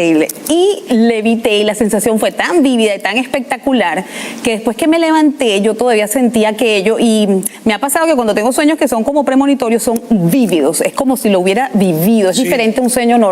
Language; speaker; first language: Spanish; native; Spanish